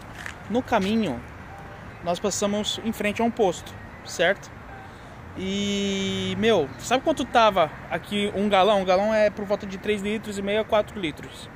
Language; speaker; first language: Portuguese; native; Portuguese